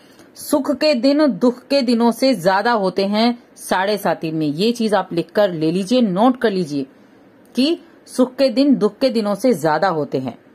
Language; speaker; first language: Hindi; native; Hindi